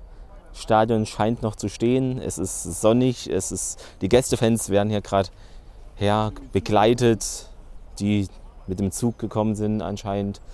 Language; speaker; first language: German; native; German